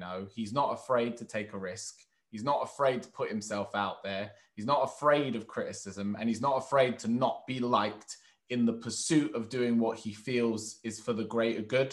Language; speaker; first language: English; native; English